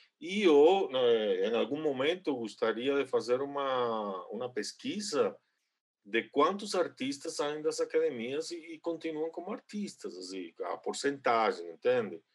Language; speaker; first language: Portuguese; non-native, fluent; Spanish